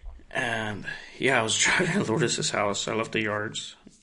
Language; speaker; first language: English; early bilingual, other home language; Spanish